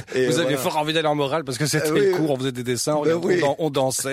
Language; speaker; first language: French; native; French